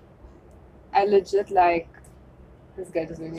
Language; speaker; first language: English; non-native, local second language; German